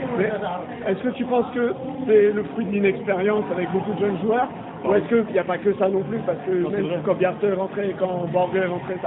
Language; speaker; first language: French; native; French